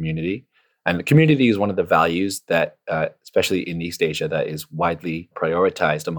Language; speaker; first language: English; non-native, local second language; Cantonese